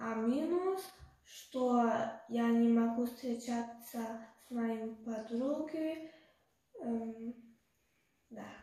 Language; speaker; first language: Russian; early bilingual, heritage; Russian